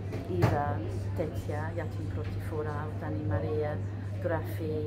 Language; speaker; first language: Greek; non-native, learner; English